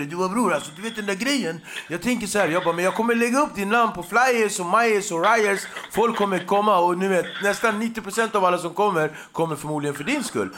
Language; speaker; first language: Swedish; native; Swedish